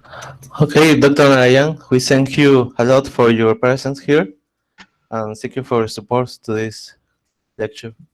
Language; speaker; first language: English; non-native, fluent; Spanish